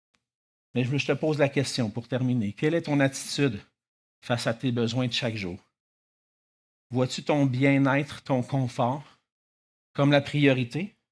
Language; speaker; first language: French; native; French